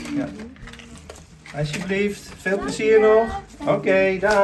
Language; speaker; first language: Dutch; native; Dutch